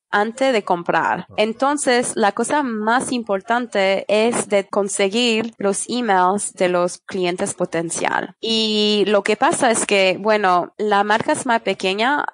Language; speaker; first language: Spanish; non-native, fluent; French